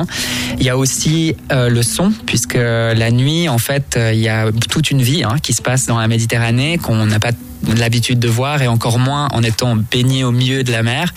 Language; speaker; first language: French; native; French